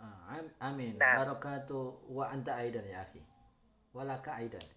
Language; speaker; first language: Arabic; non-native, learner; Indonesian